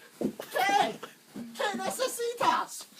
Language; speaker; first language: Spanish; non-native, learner; English